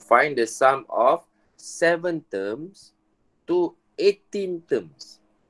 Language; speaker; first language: English; non-native, local second language; Malay